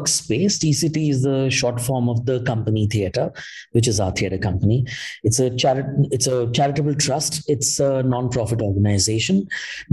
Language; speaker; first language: English; non-native, local second language; Hindi